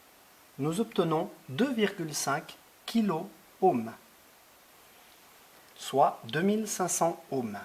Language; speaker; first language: French; native; French